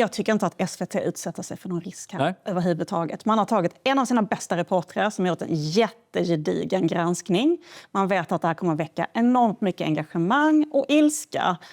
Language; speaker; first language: Swedish; native; Swedish